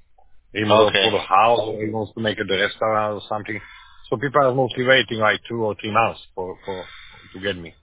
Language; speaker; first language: English; non-native, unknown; Slovak